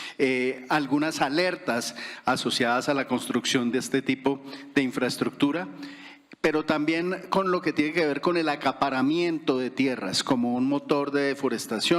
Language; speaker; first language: Spanish; native; Spanish